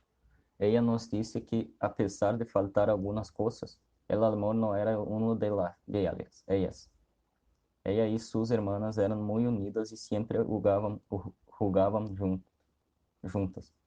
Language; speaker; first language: Spanish; non-native, learner; Portuguese